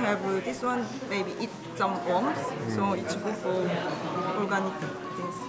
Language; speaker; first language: English; non-native, learner; Korean